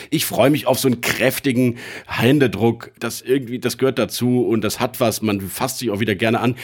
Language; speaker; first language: German; native; German